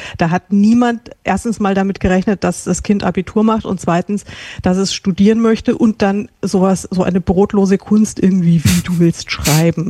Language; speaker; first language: German; native; German